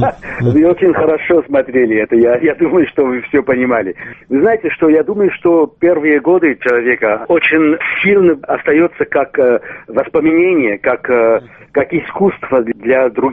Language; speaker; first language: Russian; non-native, local second language; Armenian